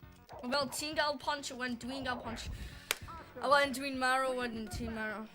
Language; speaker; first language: Welsh; non-native, local second language; English